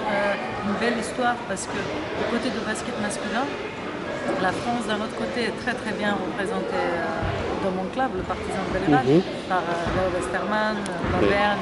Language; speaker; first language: French; non-native, fluent; Serbian